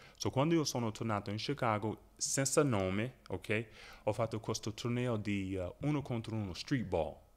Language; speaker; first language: Italian; non-native, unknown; English